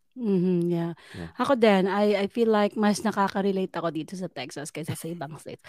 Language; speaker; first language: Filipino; non-native, local second language; Pangasinan